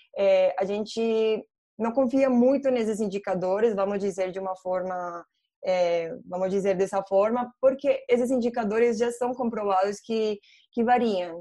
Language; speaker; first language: Portuguese; non-native, fluent; Spanish